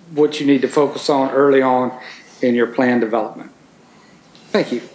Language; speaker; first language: English; native; English